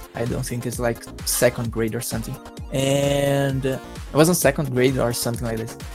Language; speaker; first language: English; non-native, fluent; Portuguese